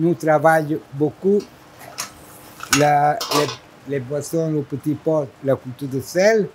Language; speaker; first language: French; non-native, learner; Italian